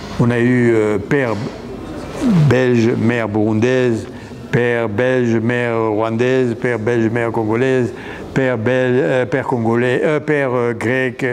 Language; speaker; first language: French; non-native, local second language; Rundi